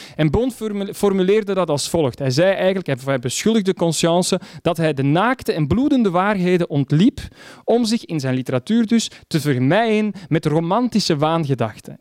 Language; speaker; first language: Dutch; native; Dutch